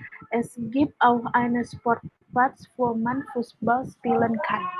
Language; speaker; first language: German; non-native, learner; Indonesian